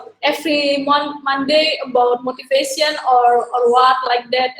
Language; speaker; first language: English; non-native, learner; Indonesian